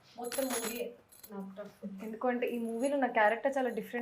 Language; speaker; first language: Telugu; non-native, fluent; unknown